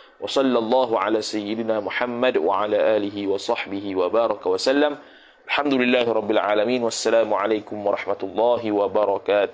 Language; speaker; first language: Arabic; non-native, fluent; Malay